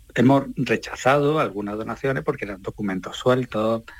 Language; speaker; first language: Spanish; native; Spanish